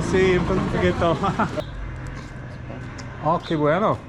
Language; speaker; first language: Spanish; non-native, learner; English